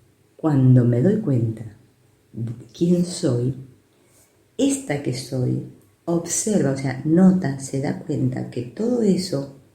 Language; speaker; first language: Spanish; native; Spanish